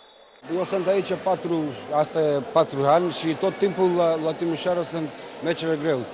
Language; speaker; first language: Romanian; non-native, learner; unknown